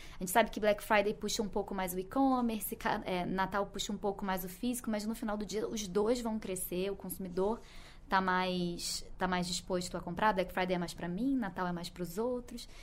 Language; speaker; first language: Portuguese; native; Portuguese